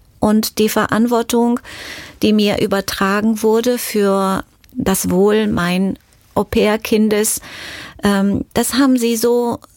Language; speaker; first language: German; non-native, fluent; Romanian